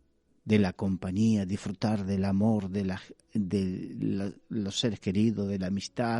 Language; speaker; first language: Spanish; native; Spanish